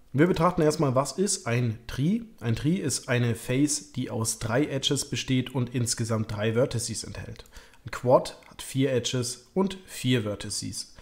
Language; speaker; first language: German; native; German